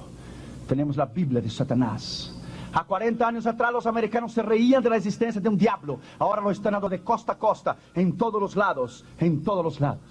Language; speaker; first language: Spanish; non-native, fluent; Portuguese